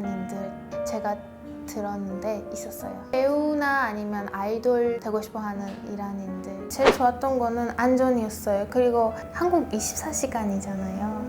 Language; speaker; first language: Korean; non-native, fluent; Persian